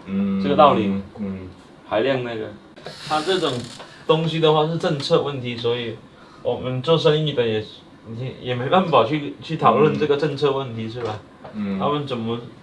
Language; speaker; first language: Chinese; native; Chinese